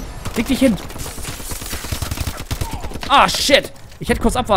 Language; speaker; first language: German; native; German